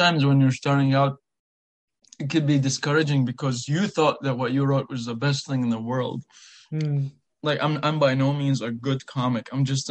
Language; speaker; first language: English; non-native, fluent; Arabic